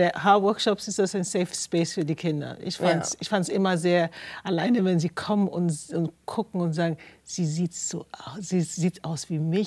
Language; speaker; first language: German; non-native, fluent; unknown